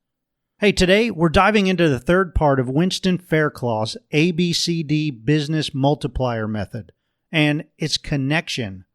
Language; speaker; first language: English; native; English